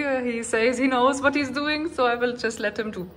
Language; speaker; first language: Hindi; non-native, learner; German